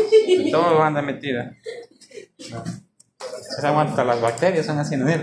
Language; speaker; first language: Spanish; native; Spanish